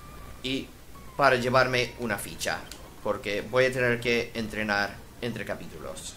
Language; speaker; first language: Spanish; native; Spanish